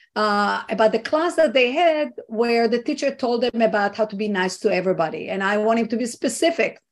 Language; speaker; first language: English; non-native, fluent; Hebrew